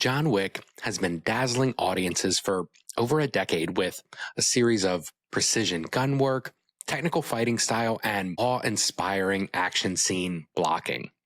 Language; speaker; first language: English; native; English